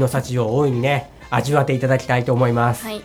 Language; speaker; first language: Japanese; native; Japanese